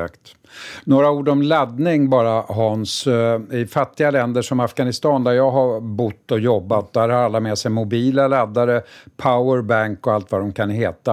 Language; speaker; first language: Swedish; native; Swedish